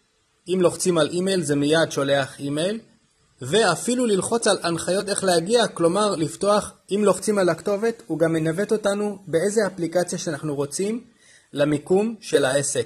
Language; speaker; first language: Hebrew; native; Hebrew